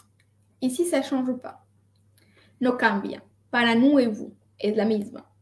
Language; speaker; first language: French; non-native, fluent; Spanish